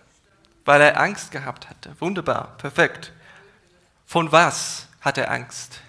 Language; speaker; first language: German; non-native, fluent; English